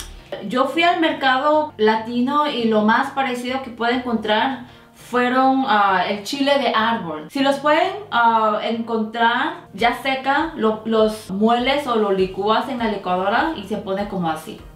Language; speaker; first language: Spanish; non-native, fluent; Korean